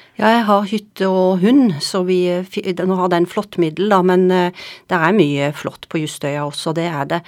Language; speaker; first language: Norwegian; native; Norwegian